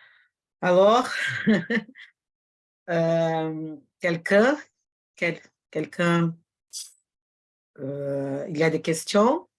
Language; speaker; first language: French; non-native, fluent; Portuguese